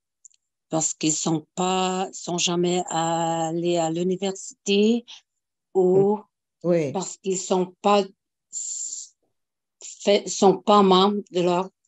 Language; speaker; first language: French; non-native, local second language; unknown